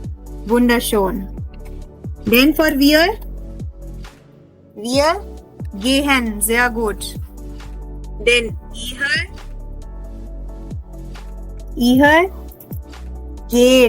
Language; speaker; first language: German; non-native, fluent; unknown